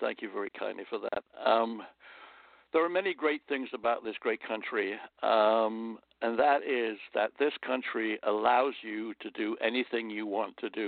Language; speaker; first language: English; native; English